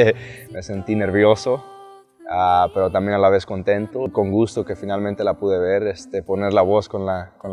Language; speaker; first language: Spanish; early bilingual, other home language; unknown